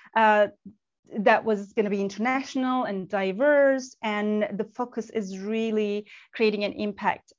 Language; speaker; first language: English; non-native, fluent; Turkish